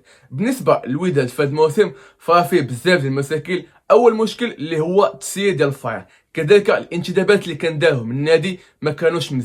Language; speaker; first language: Arabic; native; Arabic